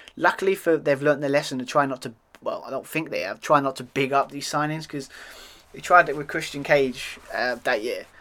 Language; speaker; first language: English; native; English